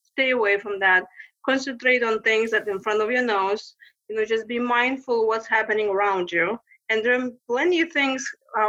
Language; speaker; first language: English; non-native, fluent; Lithuanian